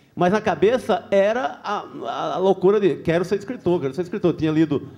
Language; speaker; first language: Portuguese; native; Portuguese